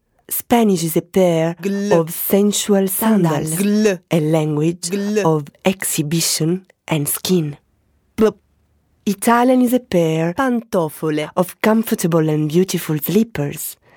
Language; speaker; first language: English; non-native, fluent; Italian